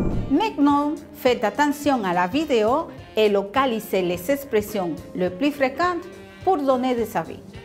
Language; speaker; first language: French; non-native, fluent; Spanish